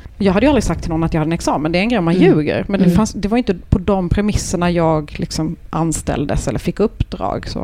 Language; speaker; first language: Swedish; early bilingual, other home language; Turkish